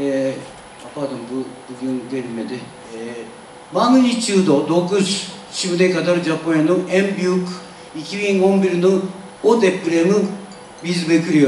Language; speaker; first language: Turkish; non-native, learner; Japanese